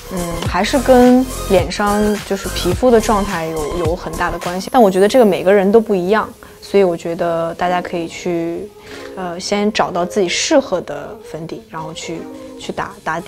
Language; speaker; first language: Chinese; native; Chinese